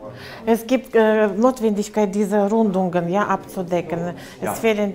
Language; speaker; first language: German; non-native, fluent; Russian